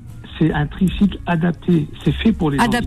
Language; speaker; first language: French; native; French